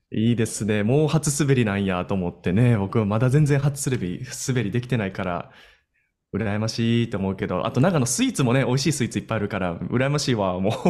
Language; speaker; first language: Japanese; native; Japanese